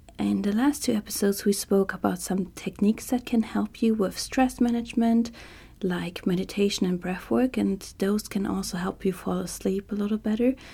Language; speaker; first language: English; non-native, fluent; German